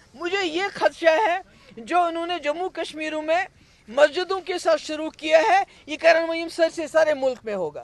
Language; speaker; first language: Urdu; non-native, local second language; Kashmiri